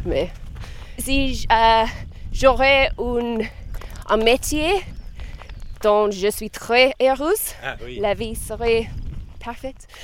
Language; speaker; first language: French; non-native, learner; English